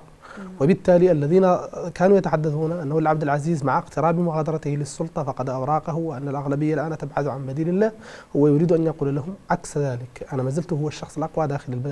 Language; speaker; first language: Arabic; native; Arabic